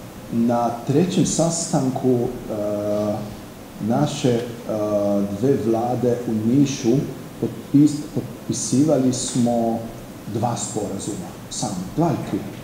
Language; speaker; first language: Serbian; non-native, fluent; Hungarian